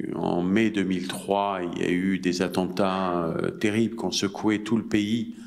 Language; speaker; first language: French; native; French